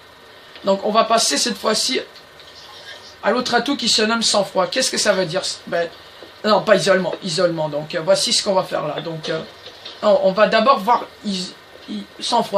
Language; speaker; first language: French; native; French